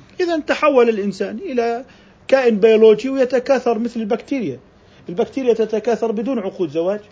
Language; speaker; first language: Arabic; native; Arabic